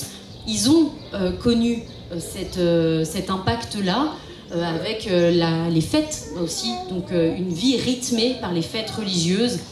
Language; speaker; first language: French; native; French